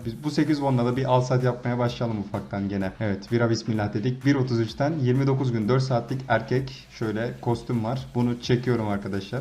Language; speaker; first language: Turkish; native; Turkish